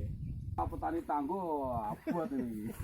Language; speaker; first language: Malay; non-native, local second language; Javanese